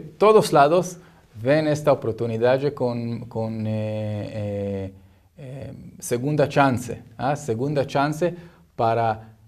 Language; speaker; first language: Portuguese; non-native, learner; Hebrew